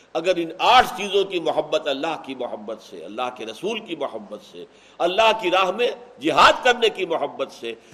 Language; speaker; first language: Urdu; native; Urdu